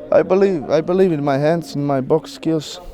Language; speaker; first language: English; non-native, learner; Croatian